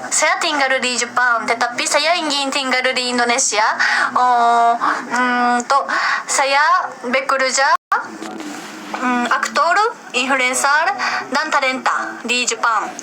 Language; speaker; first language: Indonesian; non-native, learner; Japanese